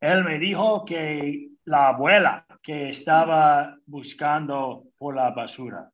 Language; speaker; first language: Spanish; early bilingual, other home language; English